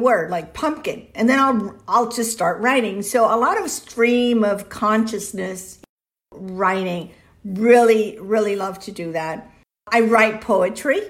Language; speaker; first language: English; early bilingual, other home language; Spanish